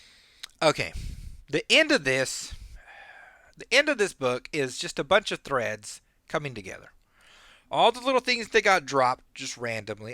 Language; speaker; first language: English; native; English